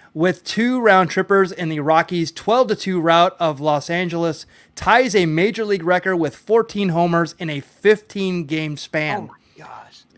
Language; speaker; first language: English; native; English